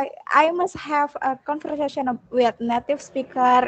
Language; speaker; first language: English; non-native, learner; Indonesian